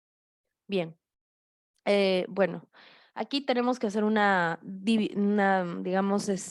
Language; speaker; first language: Spanish; native; Spanish